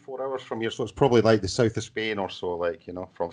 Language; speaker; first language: English; native; English